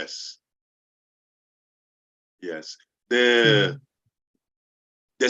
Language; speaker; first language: English; non-native, learner; Portuguese